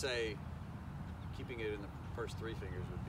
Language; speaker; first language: English; native; English